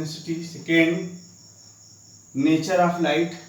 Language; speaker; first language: English; non-native, local second language; Hindi